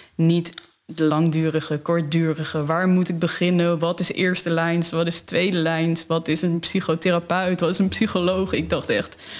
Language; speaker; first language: Dutch; native; Dutch